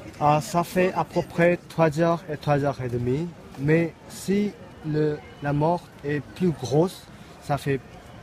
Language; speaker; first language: French; non-native, learner; Nepali